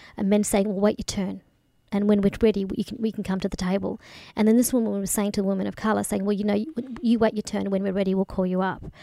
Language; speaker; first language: English; early bilingual, other home language; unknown